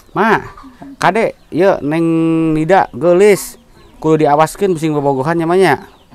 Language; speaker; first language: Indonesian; non-native, local second language; Sundanese